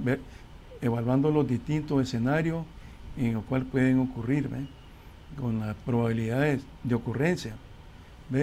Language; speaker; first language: Spanish; native; Spanish